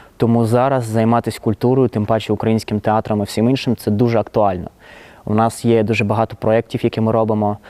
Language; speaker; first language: Ukrainian; non-native, local second language; Russian